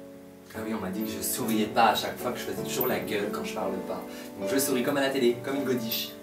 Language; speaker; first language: French; native; French